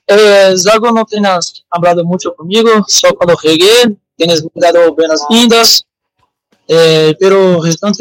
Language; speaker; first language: Spanish; non-native, learner; Portuguese